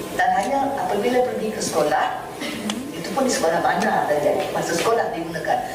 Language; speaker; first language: Malay; native; Malay